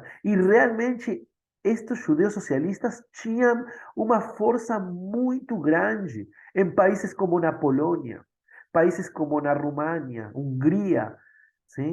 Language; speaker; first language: Portuguese; non-native, fluent; Spanish